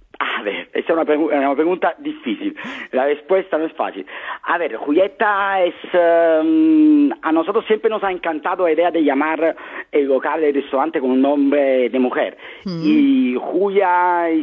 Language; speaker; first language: Spanish; non-native, fluent; Italian